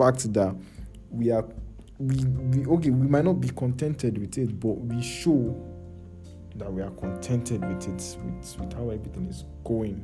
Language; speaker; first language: English; non-native, local second language; Yoruba